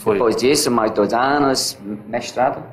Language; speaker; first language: Portuguese; non-native, learner; English